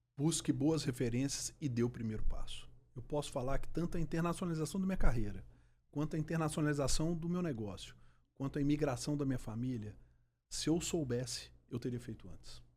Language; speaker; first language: Portuguese; native; Portuguese